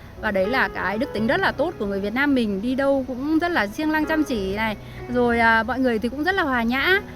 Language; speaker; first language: Vietnamese; native; Vietnamese